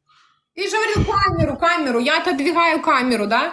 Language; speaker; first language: Russian; native; Russian